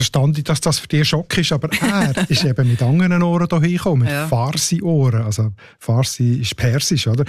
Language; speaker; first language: German; native; German